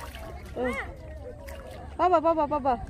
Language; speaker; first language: Korean; non-native, learner; Filipino